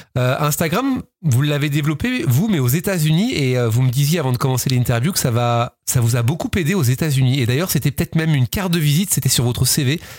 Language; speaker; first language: French; native; French